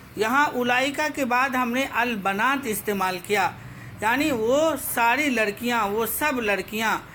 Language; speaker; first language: Urdu; native; Urdu